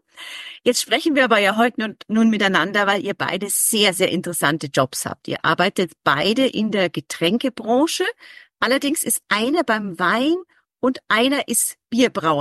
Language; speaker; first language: German; native; German